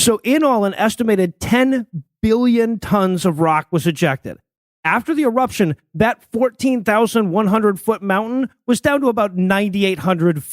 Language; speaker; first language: English; native; English